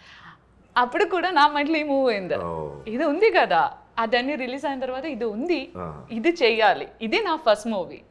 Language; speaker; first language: Telugu; non-native, learner; Malayalam